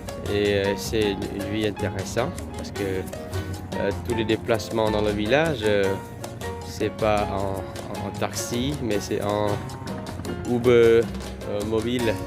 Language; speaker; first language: French; non-native, fluent; Vietnamese